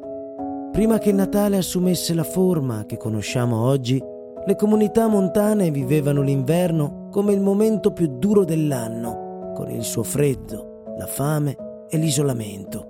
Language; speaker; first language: Italian; native; Italian